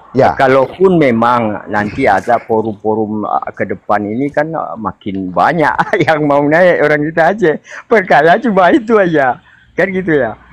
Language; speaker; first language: Indonesian; non-native, local second language; Achinese